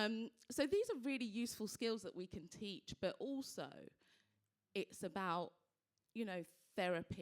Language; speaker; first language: English; native; English